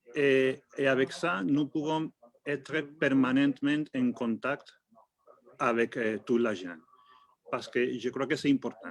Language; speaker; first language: French; non-native, fluent; Spanish